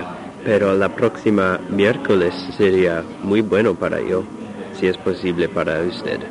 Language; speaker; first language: Spanish; non-native, learner; English